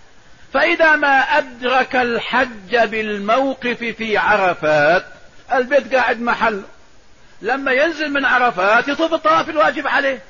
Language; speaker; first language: Arabic; native; Arabic